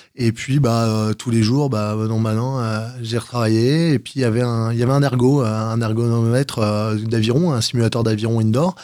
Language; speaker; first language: French; native; French